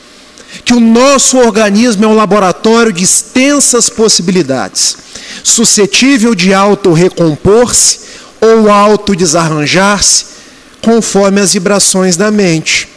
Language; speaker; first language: Portuguese; native; Portuguese